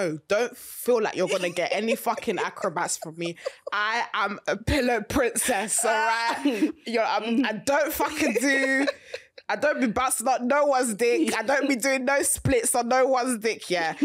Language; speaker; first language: English; native; English